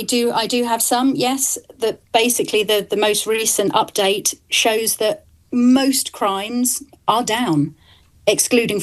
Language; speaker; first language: English; native; English